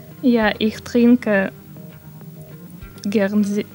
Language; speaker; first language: German; non-native, learner; Russian